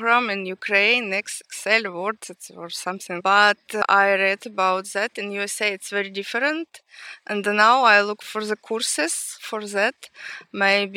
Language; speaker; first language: English; non-native, fluent; Ukrainian